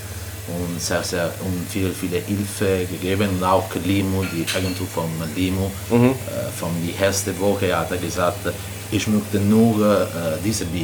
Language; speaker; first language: German; non-native, learner; Italian